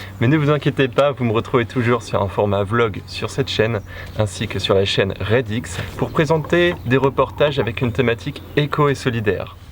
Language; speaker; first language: French; native; French